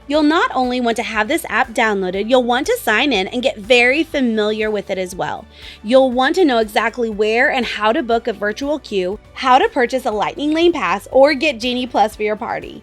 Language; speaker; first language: English; native; English